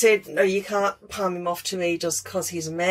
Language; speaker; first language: English; native; English